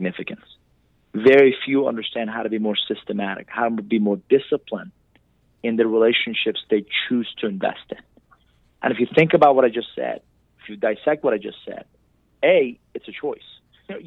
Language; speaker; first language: English; non-native, fluent; Persian